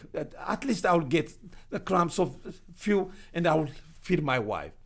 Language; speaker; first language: English; non-native, fluent; Amharic